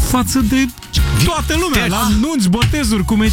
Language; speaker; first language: Romanian; native; Romanian